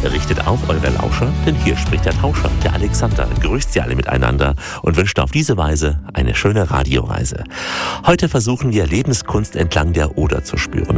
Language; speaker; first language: German; native; German